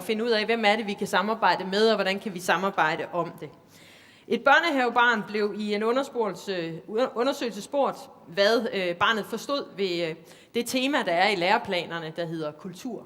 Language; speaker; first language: Danish; native; Danish